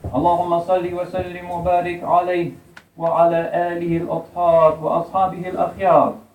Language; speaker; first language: Arabic; non-native, fluent; English